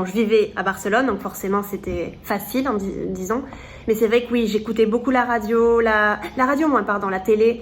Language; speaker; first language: French; native; French